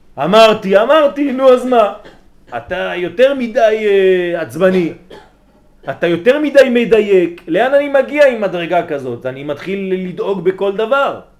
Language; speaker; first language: Hebrew; early bilingual, heritage; Hebrew